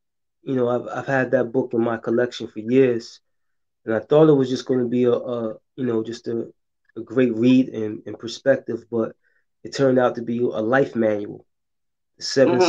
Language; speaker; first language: English; native; English